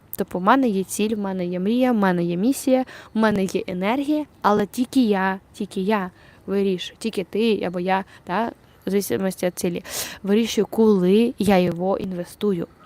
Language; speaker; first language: Ukrainian; non-native, local second language; Russian